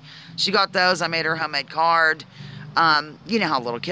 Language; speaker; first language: English; native; English